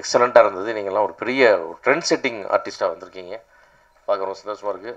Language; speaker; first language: Tamil; native; Tamil